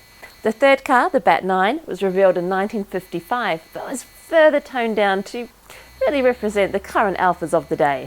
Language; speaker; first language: English; native; English